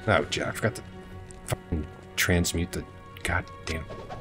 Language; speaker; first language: English; native; English